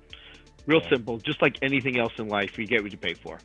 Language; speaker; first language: English; native; English